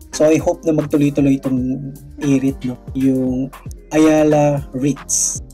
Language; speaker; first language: Filipino; non-native, local second language; Cebuano